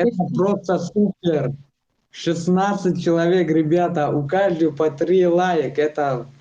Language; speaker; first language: Russian; non-native, local second language; Tajik